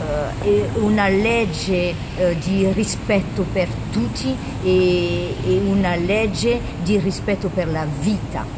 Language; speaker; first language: Italian; non-native, learner; French